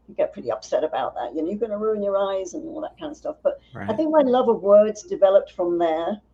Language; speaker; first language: English; native; English